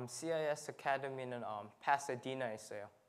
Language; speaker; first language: Korean; early bilingual, heritage; English